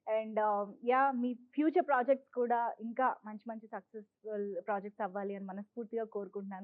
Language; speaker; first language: Telugu; native; Telugu